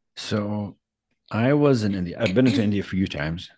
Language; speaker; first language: English; non-native, fluent; Arabic